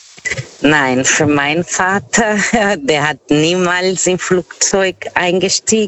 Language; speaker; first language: German; non-native, fluent; Portuguese